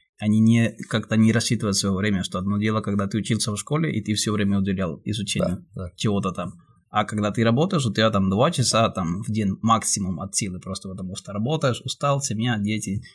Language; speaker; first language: Russian; non-native, fluent; Spanish